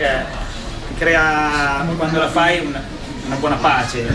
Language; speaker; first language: Italian; non-native, learner; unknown